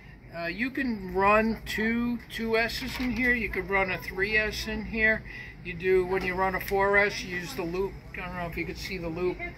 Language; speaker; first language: English; native; English